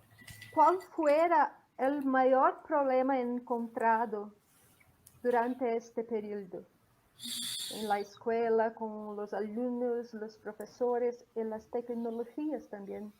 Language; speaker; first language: Spanish; non-native, fluent; Portuguese